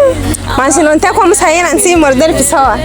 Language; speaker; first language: Portuguese; non-native, learner; Kinyarwanda